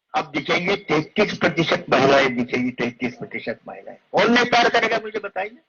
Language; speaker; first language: Hindi; non-native, local second language; Marathi